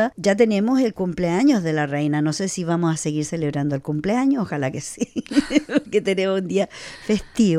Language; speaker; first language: Spanish; native; Spanish